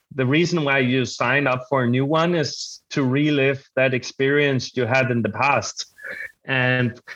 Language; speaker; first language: English; non-native, fluent; Danish